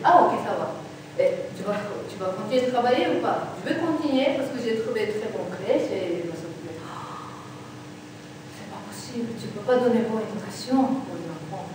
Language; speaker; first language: French; non-native, learner; Japanese